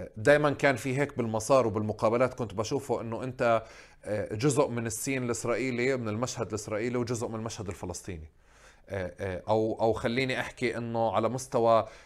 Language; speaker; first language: Arabic; native; Arabic